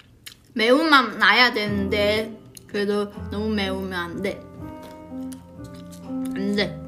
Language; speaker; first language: Korean; non-native, learner; Chinese